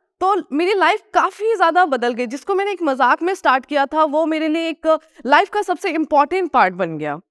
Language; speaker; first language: Hindi; non-native, local second language; Nepali